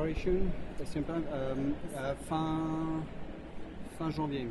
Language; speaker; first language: French; native; French